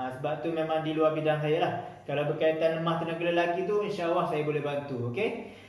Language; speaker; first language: Malay; native; Malay